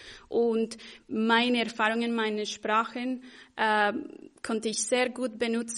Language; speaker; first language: German; non-native, fluent; Spanish